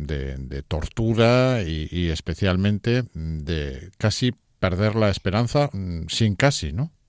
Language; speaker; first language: Spanish; native; Spanish